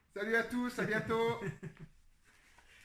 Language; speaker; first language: French; native; French